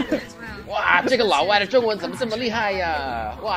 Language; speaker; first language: Chinese; non-native, fluent; English